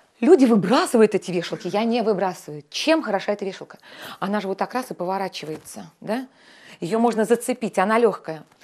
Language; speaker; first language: Russian; native; Russian